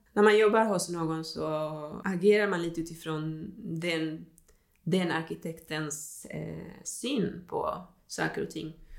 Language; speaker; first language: Swedish; non-native, fluent; Spanish